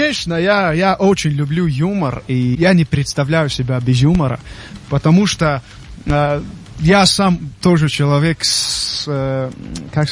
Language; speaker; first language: Russian; non-native, local second language; Tajik